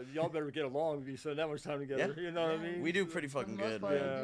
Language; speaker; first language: English; native; English